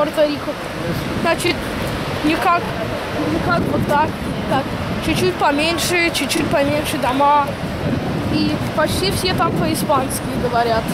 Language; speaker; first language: Russian; early bilingual, heritage; Russian